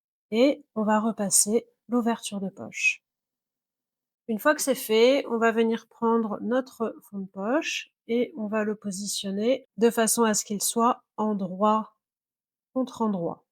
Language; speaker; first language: French; native; French